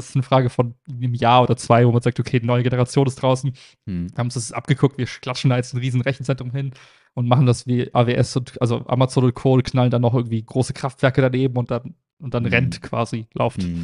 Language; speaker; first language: German; native; German